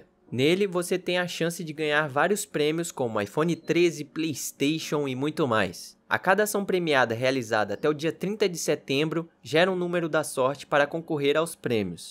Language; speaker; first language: Portuguese; native; Portuguese